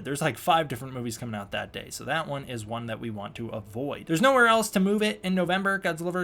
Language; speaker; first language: English; native; English